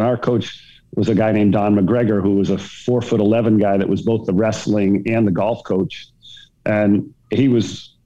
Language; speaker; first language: English; native; English